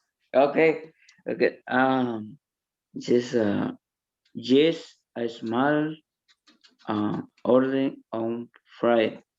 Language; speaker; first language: English; non-native, learner; Spanish